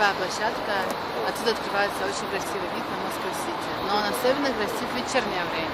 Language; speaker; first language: Russian; native; Russian